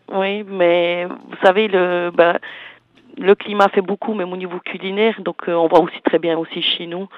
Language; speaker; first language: French; early bilingual, other home language; Portuguese